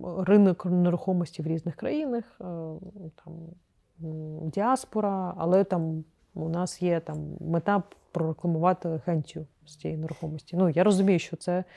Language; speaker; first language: Ukrainian; non-native, local second language; Crimean Tatar